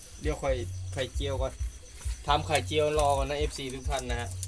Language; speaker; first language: Thai; native; Thai